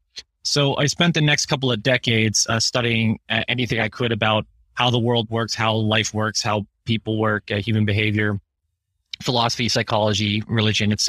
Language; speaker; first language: English; native; English